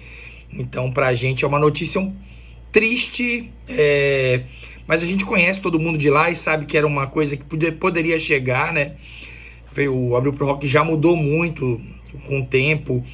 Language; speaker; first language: Portuguese; native; Portuguese